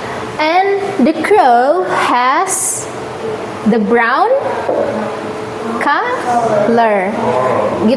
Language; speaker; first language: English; non-native, learner; Indonesian